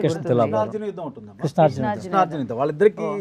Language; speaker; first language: Telugu; native; Telugu